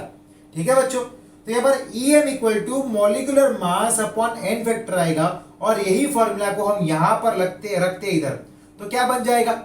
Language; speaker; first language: Hindi; non-native, local second language; Gujarati